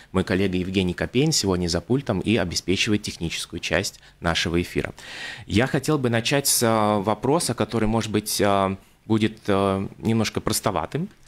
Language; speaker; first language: Russian; native; Russian